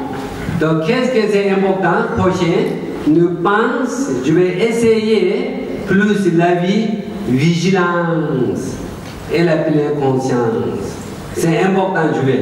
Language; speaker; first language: French; non-native, learner; Tibetan